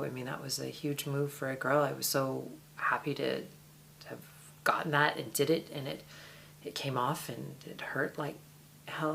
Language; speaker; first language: English; native; English